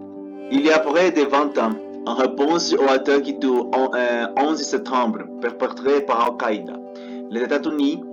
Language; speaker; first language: French; non-native, learner; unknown